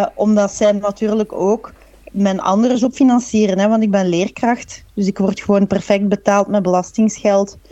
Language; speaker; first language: Dutch; native; Dutch